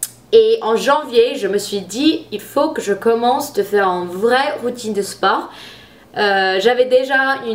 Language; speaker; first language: French; non-native, fluent; English